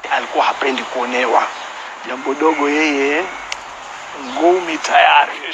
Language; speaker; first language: Swahili; native; Swahili